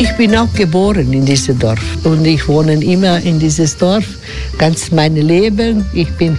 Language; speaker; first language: German; non-native, learner; Croatian